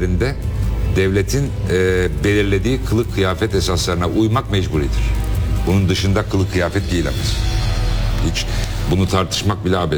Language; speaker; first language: Turkish; native; Turkish